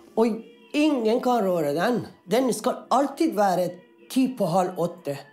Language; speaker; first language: Norwegian; non-native, fluent; Persian